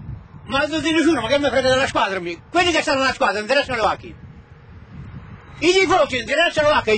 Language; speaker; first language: Italian; native; Italian